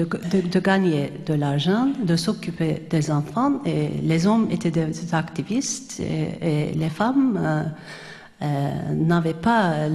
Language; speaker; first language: French; non-native, fluent; Turkish